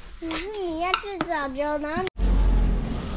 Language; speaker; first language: Chinese; early bilingual, heritage; Chinese